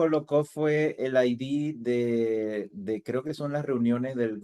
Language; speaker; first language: Spanish; native; Spanish